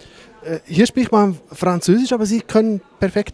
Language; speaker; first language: German; native; German